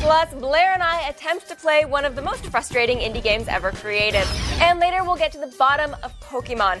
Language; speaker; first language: English; native; English